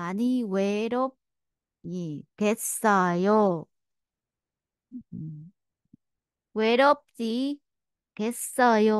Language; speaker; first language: Korean; non-native, fluent; Vietnamese